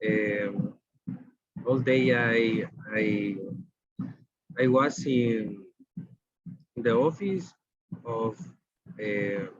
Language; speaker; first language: English; non-native, learner; Spanish